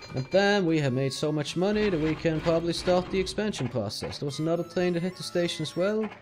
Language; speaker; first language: English; non-native, fluent; Norwegian